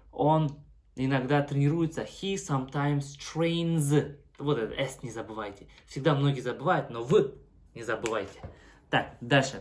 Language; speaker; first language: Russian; non-native, local second language; Kazakh